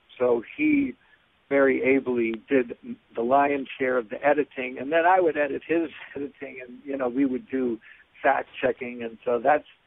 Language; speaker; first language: English; native; English